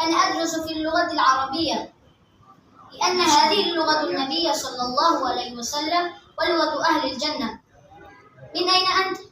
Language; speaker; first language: Arabic; non-native, learner; Urdu